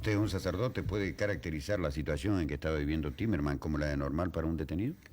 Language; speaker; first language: Spanish; native; Spanish